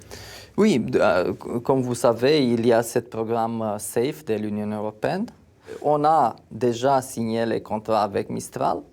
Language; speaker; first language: French; non-native, fluent; Romanian